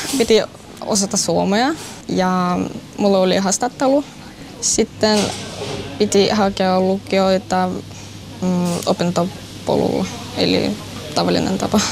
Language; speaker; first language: Finnish; non-native, fluent; Russian